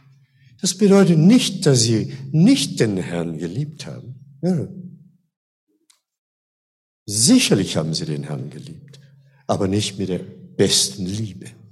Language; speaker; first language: German; non-native, fluent; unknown